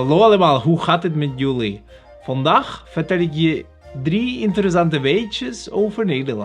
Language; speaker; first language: Dutch; non-native, learner; Spanish